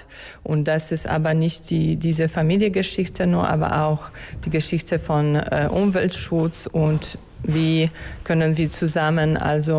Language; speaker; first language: German; non-native, fluent; Polish